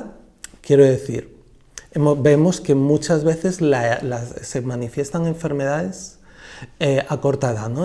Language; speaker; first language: Spanish; native; Spanish